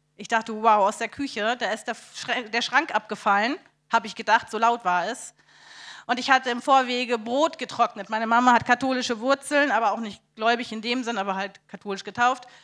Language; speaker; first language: German; native; German